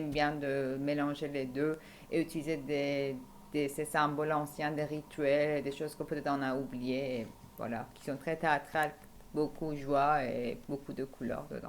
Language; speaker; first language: French; non-native, fluent; Persian